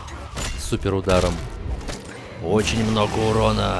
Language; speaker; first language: Russian; native; Russian